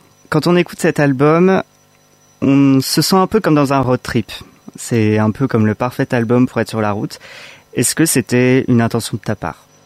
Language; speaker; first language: French; native; French